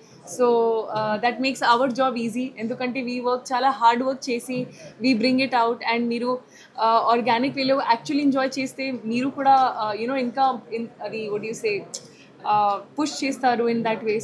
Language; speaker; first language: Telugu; non-native, learner; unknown